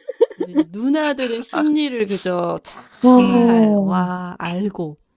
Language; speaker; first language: Korean; native; Korean